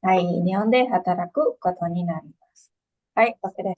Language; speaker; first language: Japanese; non-native, fluent; Indonesian